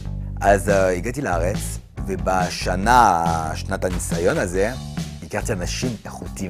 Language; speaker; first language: Hebrew; non-native, fluent; French